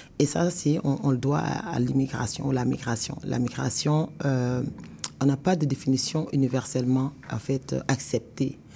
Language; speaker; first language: French; non-native, local second language; Wolof